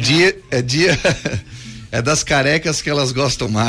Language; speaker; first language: Portuguese; native; Portuguese